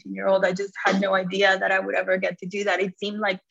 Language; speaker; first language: English; early bilingual, other home language; Spanish